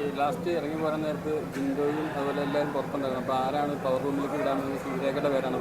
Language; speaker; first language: Malayalam; native; Malayalam